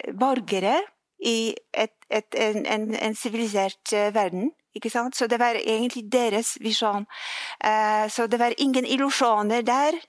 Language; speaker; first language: Norwegian; non-native, fluent; Polish